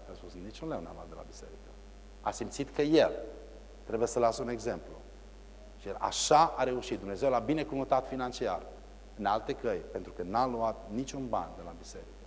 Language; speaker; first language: Romanian; early bilingual, heritage; Romanian